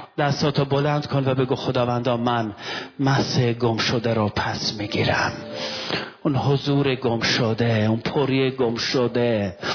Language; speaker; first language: Persian; non-native, local second language; Armenian